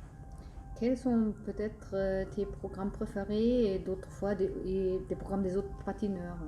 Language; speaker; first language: French; non-native, fluent; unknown